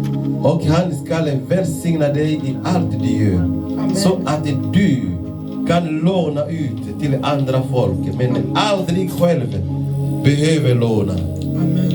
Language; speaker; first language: Swedish; non-native, fluent; Lingala